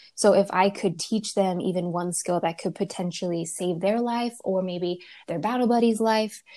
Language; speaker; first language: English; early bilingual, other home language; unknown